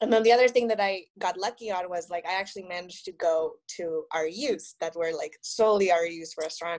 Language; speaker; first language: English; non-native, fluent; Spanish